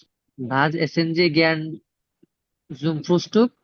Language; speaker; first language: German; non-native, learner; Bangla